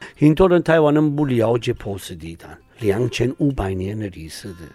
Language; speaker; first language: Chinese; non-native, learner; Persian